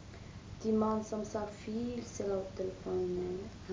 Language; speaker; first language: Dutch; non-native, learner; Arabic